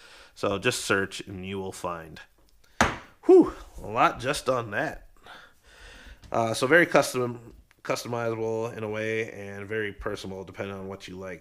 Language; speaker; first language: English; native; English